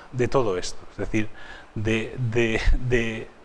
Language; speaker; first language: Spanish; native; Spanish